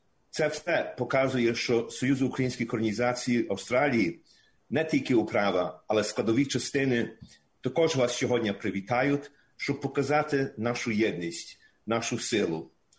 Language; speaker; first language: Ukrainian; early bilingual, heritage; Ukrainian